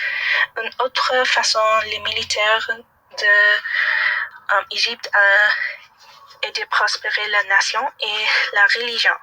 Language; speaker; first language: French; non-native, learner; English